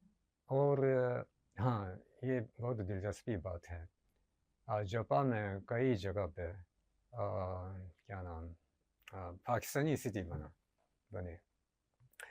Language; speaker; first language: Hindi; non-native, learner; Japanese